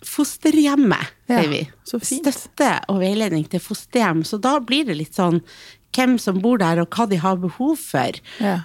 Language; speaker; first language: Norwegian; native; Norwegian